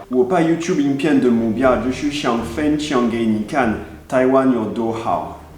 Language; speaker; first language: Chinese; non-native, fluent; French